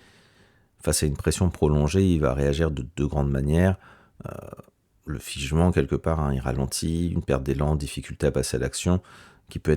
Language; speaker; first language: French; native; French